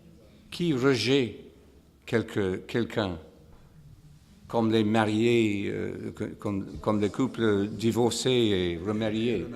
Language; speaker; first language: French; non-native, fluent; English